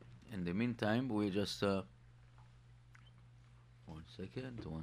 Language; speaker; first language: English; non-native, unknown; Hebrew